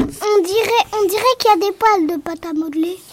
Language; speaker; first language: French; native; French